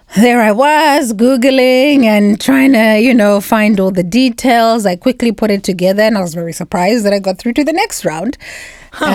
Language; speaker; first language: English; non-native, local second language; Shona